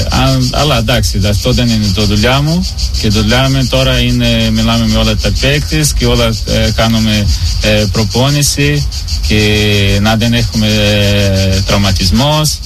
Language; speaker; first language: Greek; non-native, learner; Portuguese